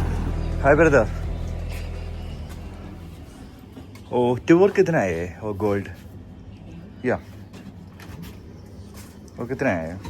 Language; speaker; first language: Hindi; non-native, local second language; Malayalam